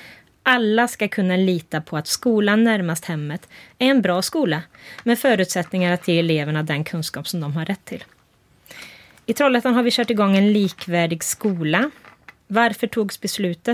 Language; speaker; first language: Swedish; native; Swedish